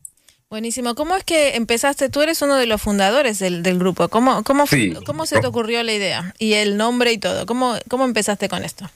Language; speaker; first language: Spanish; native; Spanish